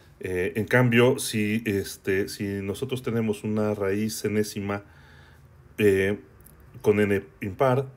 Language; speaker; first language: Spanish; native; Spanish